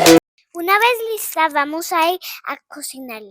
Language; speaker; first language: Spanish; early bilingual, heritage; Spanish